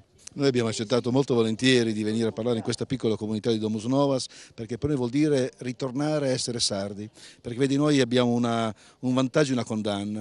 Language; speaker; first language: Italian; native; Italian